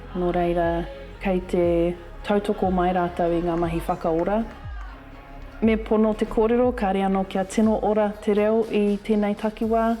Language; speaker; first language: Māori; non-native, local second language; English